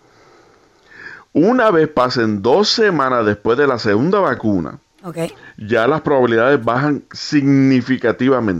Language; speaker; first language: Spanish; early bilingual, heritage; Spanish